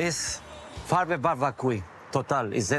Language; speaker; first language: German; non-native, learner; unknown